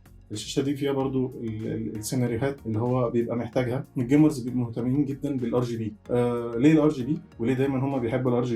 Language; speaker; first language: Arabic; native; Arabic